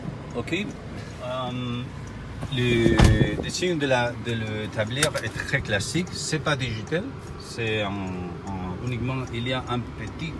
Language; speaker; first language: French; non-native, learner; Spanish